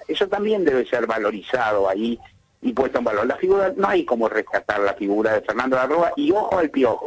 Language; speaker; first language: Spanish; native; Spanish